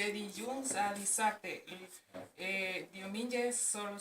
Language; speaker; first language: Catalan; non-native, learner; Spanish